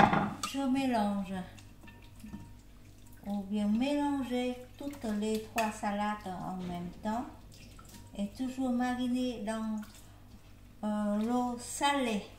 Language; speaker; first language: French; non-native, learner; Vietnamese